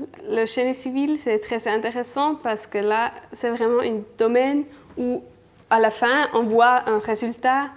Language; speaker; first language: French; non-native, local second language; German